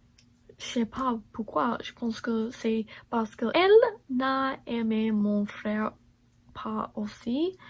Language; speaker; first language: French; non-native, learner; English